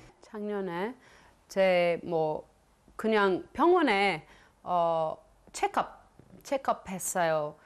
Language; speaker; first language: Korean; non-native, learner; English